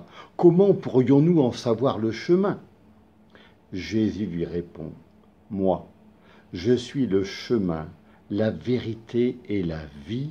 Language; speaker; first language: French; native; French